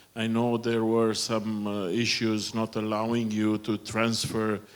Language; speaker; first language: English; non-native, fluent; Romanian